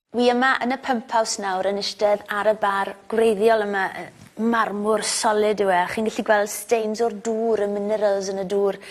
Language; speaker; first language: Welsh; native; Welsh